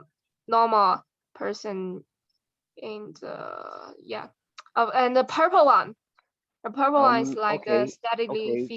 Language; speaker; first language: English; non-native, learner; Chinese